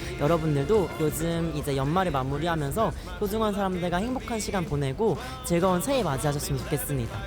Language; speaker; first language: Korean; native; Korean